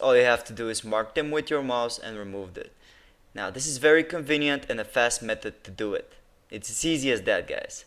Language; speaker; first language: English; non-native, fluent; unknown